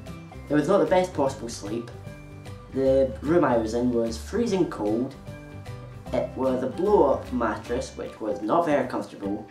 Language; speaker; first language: English; native; English